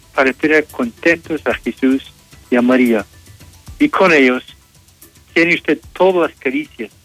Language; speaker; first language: Spanish; non-native, fluent; English